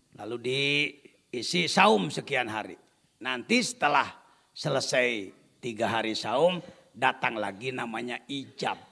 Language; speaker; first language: Indonesian; non-native, local second language; Sundanese